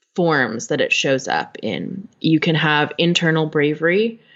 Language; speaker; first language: English; native; English